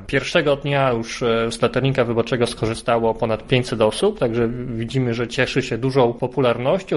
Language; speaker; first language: Polish; native; Polish